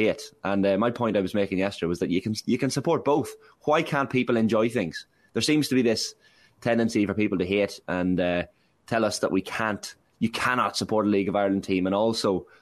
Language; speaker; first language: English; native; English